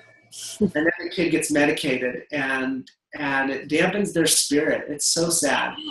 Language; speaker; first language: English; native; English